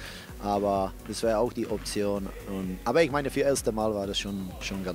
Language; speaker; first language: German; non-native, fluent; Czech